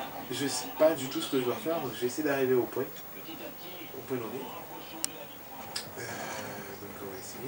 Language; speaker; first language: French; native; French